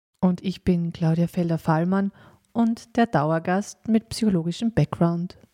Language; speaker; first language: German; native; German